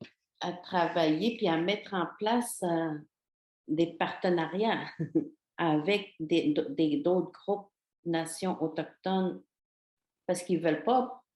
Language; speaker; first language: French; non-native, local second language; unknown